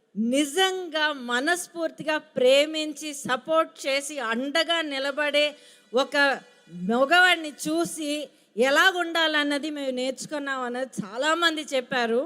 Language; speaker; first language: Telugu; native; Telugu